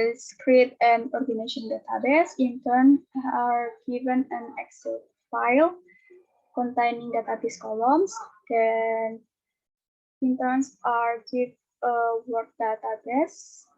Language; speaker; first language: English; non-native, learner; Indonesian